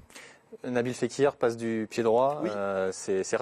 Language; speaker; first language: French; native; French